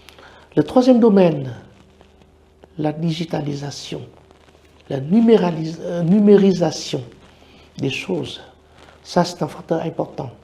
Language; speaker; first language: French; non-native, fluent; Vietnamese